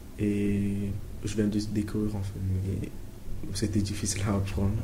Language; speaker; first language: French; early bilingual, other home language; Tamil